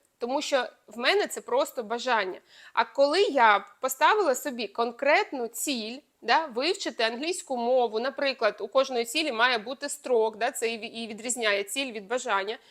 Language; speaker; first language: Ukrainian; non-native, local second language; Russian